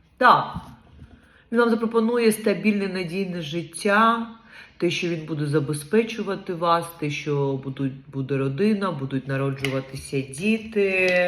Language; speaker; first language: Ukrainian; non-native, local second language; Russian